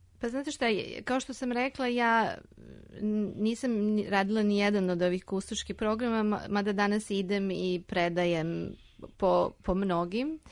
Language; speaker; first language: Serbian; native; Serbian